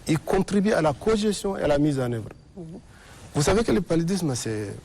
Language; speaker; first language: French; non-native, local second language; Arabic